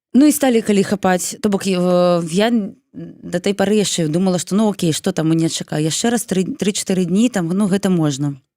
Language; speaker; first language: Belarusian; non-native, local second language; Russian